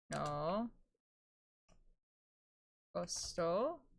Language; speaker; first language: Portuguese; non-native, learner; English